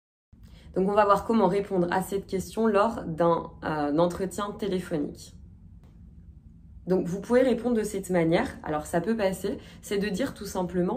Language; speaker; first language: French; native; French